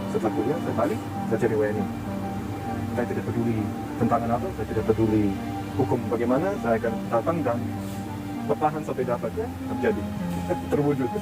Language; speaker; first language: Indonesian; early bilingual, other home language; English